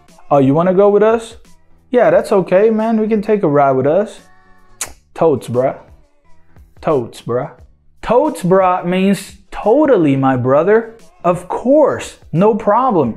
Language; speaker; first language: English; non-native, fluent; Portuguese